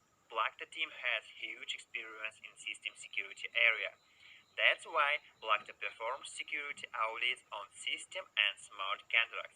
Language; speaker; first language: English; non-native, learner; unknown